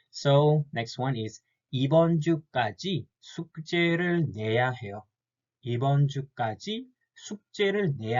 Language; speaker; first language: Korean; non-native, fluent; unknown